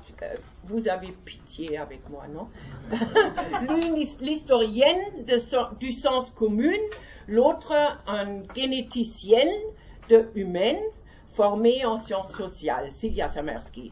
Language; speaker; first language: French; non-native, learner; German